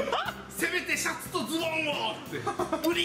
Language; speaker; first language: Japanese; native; Japanese